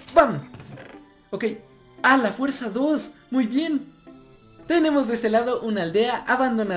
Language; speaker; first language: Spanish; native; Spanish